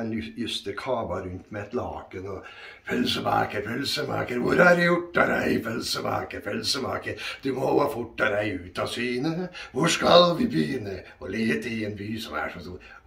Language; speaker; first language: Norwegian; native; Norwegian